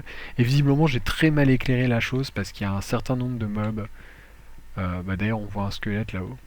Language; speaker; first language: French; native; French